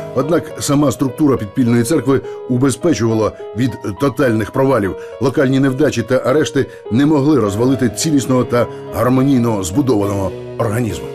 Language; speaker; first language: Ukrainian; native; Ukrainian